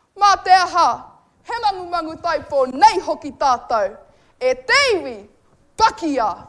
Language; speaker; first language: Māori; native; Māori